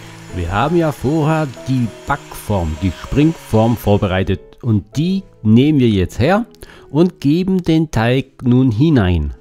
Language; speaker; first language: German; native; German